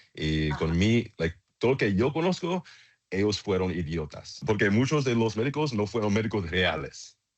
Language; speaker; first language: Spanish; non-native, learner; English